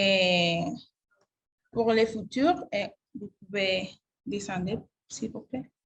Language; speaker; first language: French; non-native, learner; Spanish